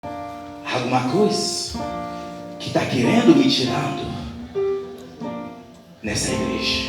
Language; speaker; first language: Portuguese; non-native, learner; Haitian Creole